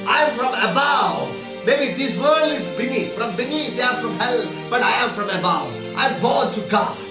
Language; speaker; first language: English; non-native, local second language; Telugu